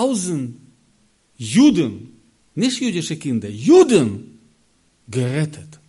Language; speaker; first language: German; non-native, learner; Russian